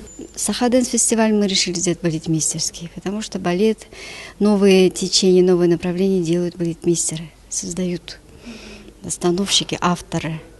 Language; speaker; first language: Russian; native; Russian